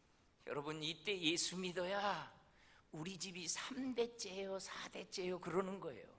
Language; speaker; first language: Korean; native; Korean